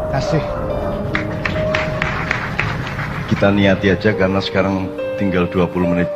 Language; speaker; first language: Indonesian; non-native, local second language; Javanese